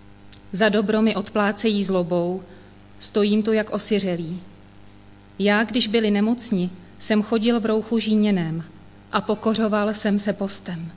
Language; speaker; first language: Czech; native; Czech